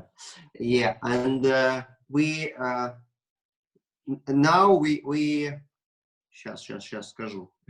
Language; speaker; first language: English; non-native, learner; Russian